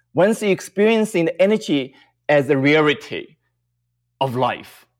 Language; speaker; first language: English; non-native, fluent; Chinese